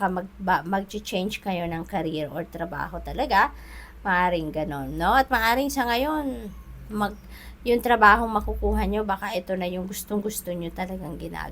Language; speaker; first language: Filipino; native; Filipino